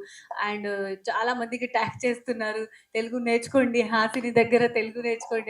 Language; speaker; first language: Telugu; non-native, local second language; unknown